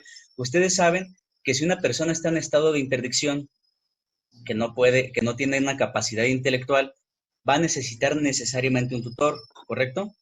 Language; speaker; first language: Spanish; native; Spanish